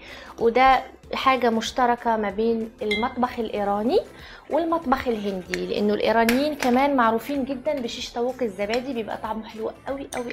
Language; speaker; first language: Arabic; native; Arabic